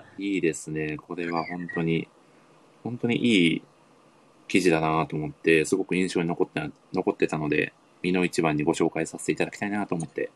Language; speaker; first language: Japanese; native; Japanese